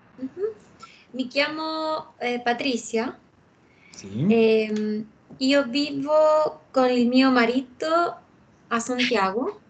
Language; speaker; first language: Italian; non-native, learner; Spanish